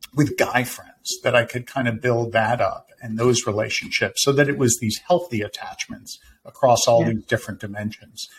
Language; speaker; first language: English; native; English